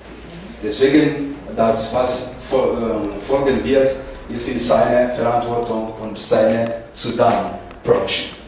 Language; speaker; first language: German; non-native, fluent; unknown